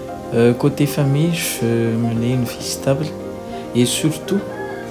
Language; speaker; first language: French; non-native, local second language; Malagasy